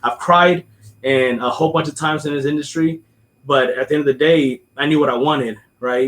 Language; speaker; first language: English; native; English